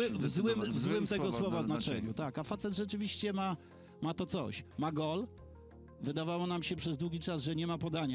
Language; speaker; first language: Polish; native; Polish